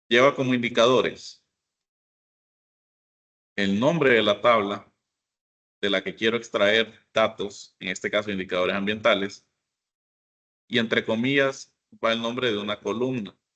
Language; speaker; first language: Spanish; native; Spanish